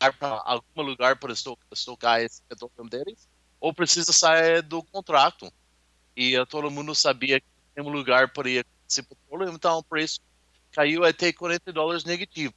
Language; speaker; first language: Portuguese; non-native, learner; English